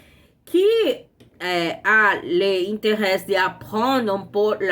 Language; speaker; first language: French; non-native, learner; Portuguese